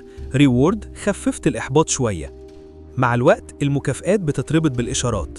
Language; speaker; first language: Arabic; native; Arabic